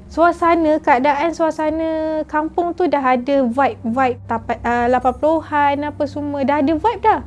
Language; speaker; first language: Malay; native; Malay